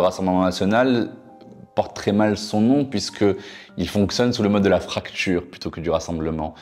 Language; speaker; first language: French; non-native, local second language; Arabic